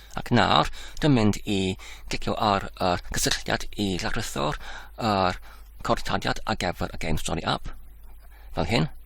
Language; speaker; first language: Welsh; non-native, learner; Dutch